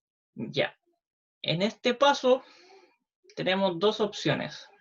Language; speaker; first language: Spanish; native; Spanish